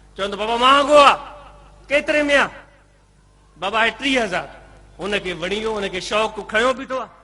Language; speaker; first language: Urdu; non-native, local second language; Sindhi